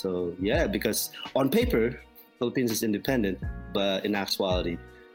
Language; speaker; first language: English; non-native, local second language; Filipino